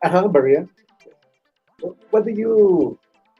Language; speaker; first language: English; non-native, learner; Spanish